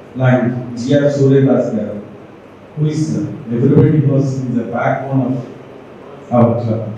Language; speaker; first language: English; non-native, local second language; Telugu